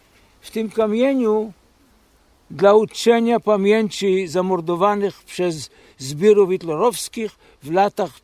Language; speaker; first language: Polish; early bilingual, heritage; Polish